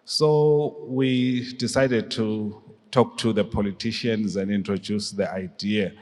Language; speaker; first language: English; non-native, local second language; Swati